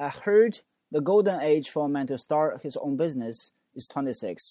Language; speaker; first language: English; non-native, fluent; Chinese